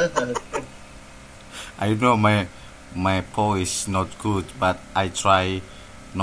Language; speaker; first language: English; non-native, learner; Indonesian